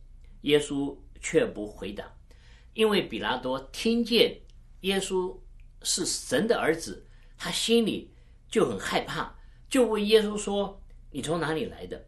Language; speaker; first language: Chinese; native; Chinese